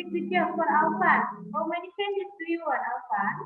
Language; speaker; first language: English; non-native, fluent; Indonesian